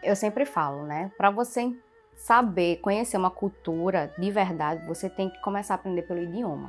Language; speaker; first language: Portuguese; early bilingual, other home language; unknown